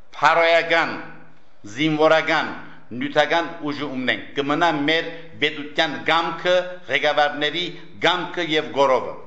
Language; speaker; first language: Armenian; early bilingual, heritage; Armenian